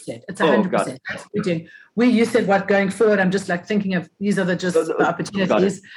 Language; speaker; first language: English; native; English